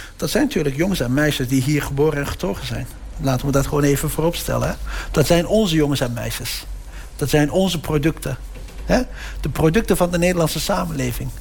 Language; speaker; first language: Dutch; early bilingual, other home language; Turkish